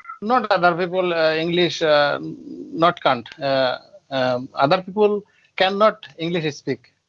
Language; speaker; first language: English; non-native, learner; Bangla